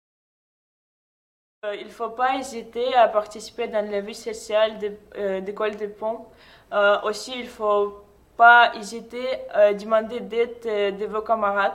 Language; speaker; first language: French; non-native, fluent; Russian